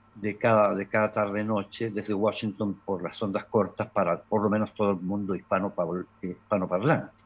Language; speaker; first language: Spanish; native; Spanish